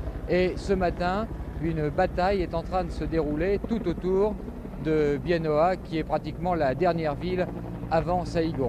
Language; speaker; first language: French; native; French